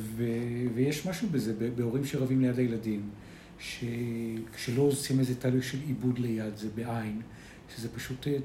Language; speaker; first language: Hebrew; early bilingual, other home language; Spanish